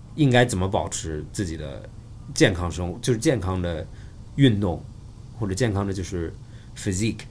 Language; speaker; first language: Chinese; native; Chinese